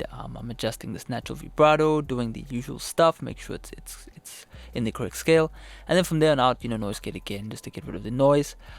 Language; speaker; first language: English; native; English